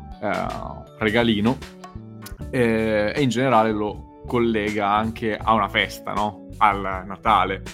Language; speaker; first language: Italian; native; Italian